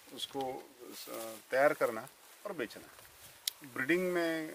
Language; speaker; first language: Hindi; non-native, local second language; Marathi